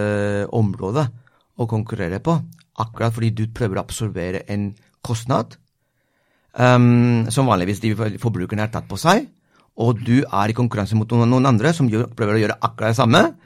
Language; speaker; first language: Norwegian; non-native, fluent; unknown